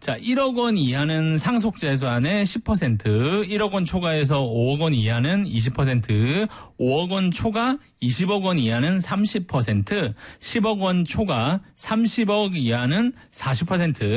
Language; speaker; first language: Korean; native; Korean